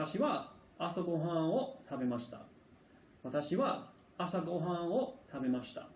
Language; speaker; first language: Japanese; non-native, fluent; English